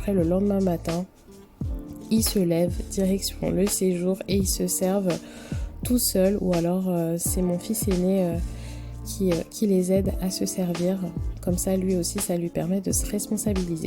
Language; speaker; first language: French; native; French